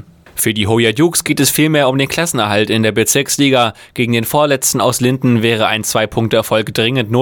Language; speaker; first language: German; native; German